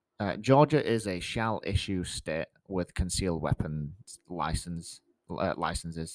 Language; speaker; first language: English; native; English